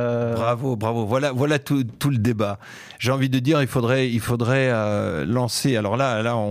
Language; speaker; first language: French; native; French